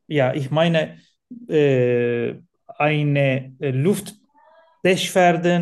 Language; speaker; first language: German; non-native, learner; Turkish